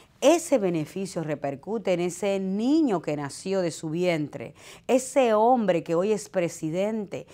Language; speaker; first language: Spanish; native; Spanish